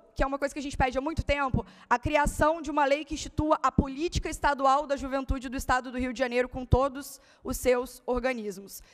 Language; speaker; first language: Portuguese; native; Portuguese